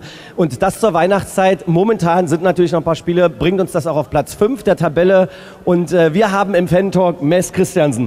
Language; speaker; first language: German; native; German